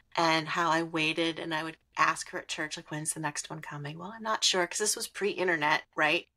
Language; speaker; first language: English; native; English